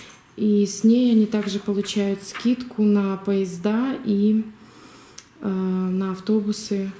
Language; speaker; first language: Russian; native; Russian